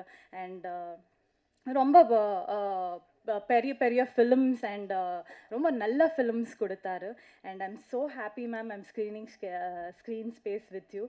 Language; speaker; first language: Tamil; non-native, learner; Kannada